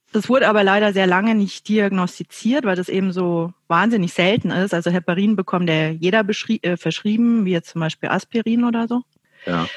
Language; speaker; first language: German; native; German